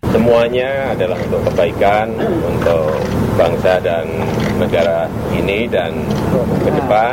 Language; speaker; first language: Indonesian; native; Indonesian